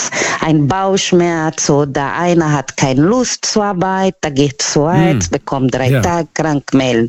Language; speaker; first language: German; non-native, learner; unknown